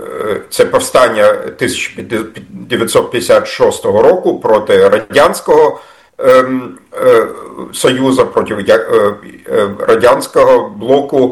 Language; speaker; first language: Ukrainian; non-native, fluent; German